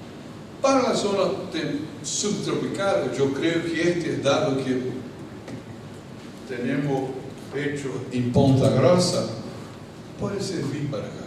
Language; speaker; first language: Spanish; non-native, fluent; Portuguese